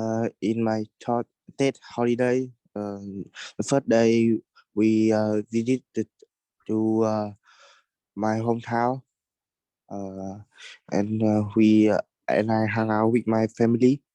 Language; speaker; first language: English; non-native, learner; Vietnamese